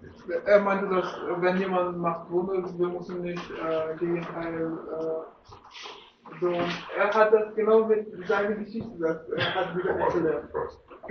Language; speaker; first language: German; non-native, learner; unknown